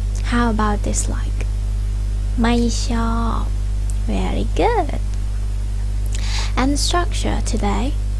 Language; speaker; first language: English; non-native, fluent; Thai